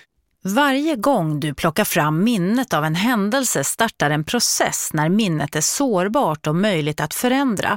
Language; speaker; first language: Swedish; native; Swedish